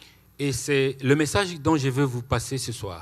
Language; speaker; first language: French; non-native, local second language; Swahili